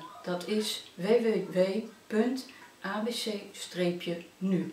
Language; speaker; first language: Dutch; native; Dutch